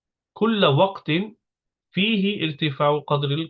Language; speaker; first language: Arabic; non-native, fluent; English